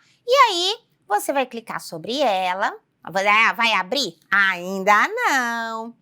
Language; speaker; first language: Portuguese; native; Portuguese